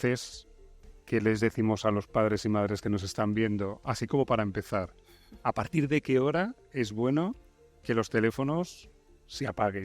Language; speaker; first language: Spanish; native; Spanish